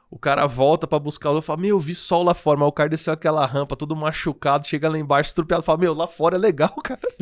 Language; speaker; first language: Portuguese; native; Portuguese